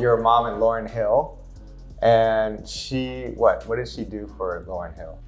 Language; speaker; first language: English; native; English